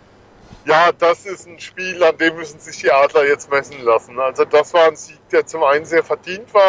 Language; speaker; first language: German; native; German